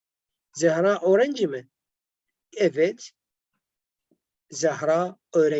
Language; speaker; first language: Turkish; non-native, learner; Arabic